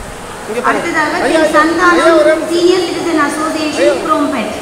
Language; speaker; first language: Tamil; native; Tamil